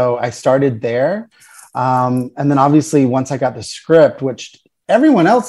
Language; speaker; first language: English; native; English